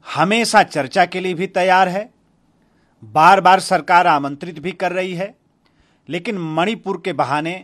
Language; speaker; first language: Hindi; native; Hindi